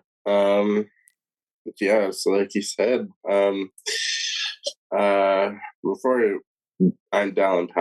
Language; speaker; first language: English; native; English